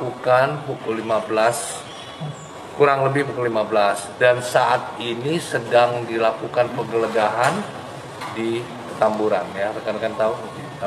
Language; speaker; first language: Indonesian; native; Indonesian